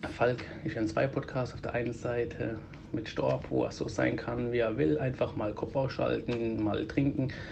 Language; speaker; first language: German; early bilingual, heritage; Greek